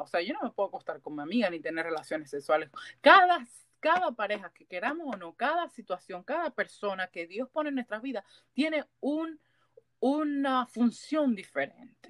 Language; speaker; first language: Spanish; early bilingual, heritage; Spanish